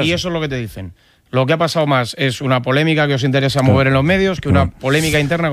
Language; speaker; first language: Spanish; native; Spanish